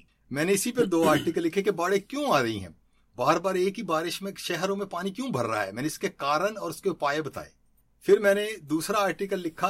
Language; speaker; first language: Hindi; native; Hindi